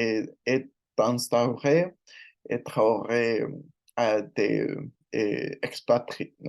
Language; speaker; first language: French; non-native, learner; Spanish